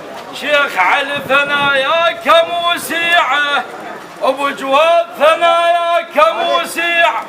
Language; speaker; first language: Arabic; native; Arabic